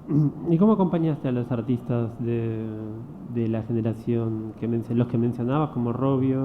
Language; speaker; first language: Spanish; native; Spanish